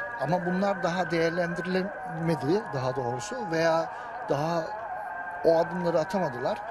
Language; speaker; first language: Turkish; early bilingual, heritage; Turkish